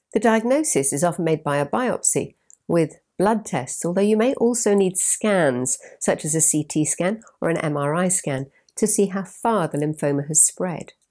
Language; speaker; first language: English; native; English